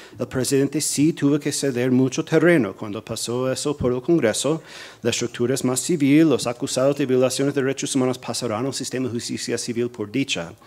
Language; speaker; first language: Spanish; non-native, fluent; English